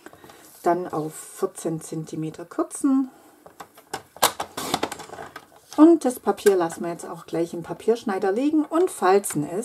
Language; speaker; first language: German; native; German